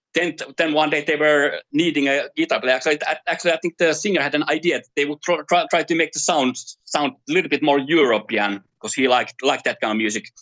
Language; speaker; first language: English; non-native, fluent; Finnish